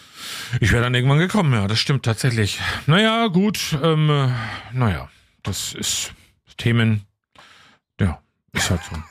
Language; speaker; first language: German; native; German